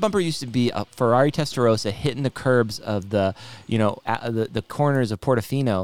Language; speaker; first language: English; native; English